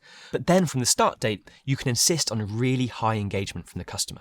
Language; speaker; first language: English; native; English